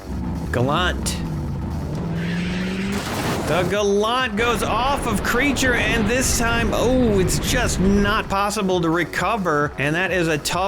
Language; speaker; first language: English; native; English